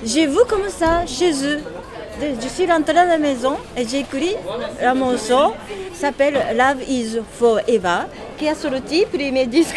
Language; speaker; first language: French; non-native, learner; Japanese